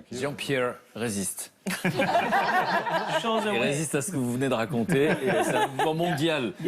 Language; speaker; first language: French; native; French